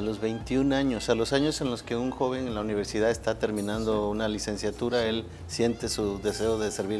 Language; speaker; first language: Spanish; native; Spanish